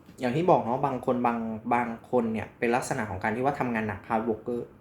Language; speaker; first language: Thai; native; Thai